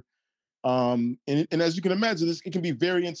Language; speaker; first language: English; native; English